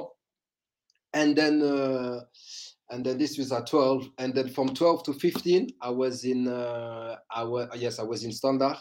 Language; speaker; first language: English; non-native, fluent; French